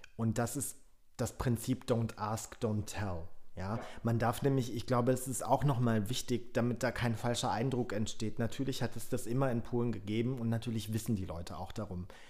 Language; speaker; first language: German; early bilingual, other home language; Polish